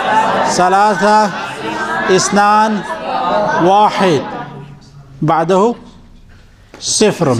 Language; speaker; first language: Arabic; non-native, fluent; Urdu